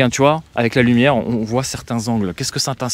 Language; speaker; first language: French; native; French